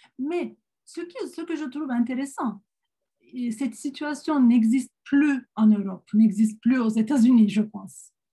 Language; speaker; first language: French; non-native, fluent; Turkish